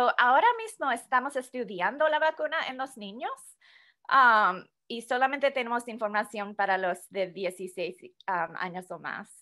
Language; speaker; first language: Spanish; non-native, fluent; English